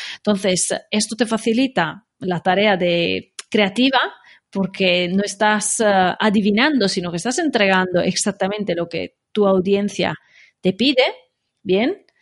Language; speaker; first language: Spanish; non-native, fluent; Italian